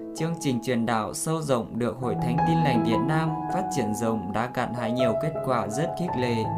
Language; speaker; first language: Vietnamese; non-native, local second language; Iu Mien